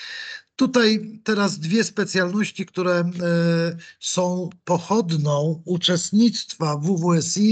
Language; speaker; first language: Polish; native; Polish